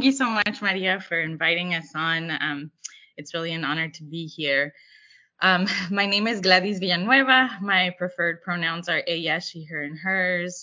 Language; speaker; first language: English; early bilingual, other home language; Spanish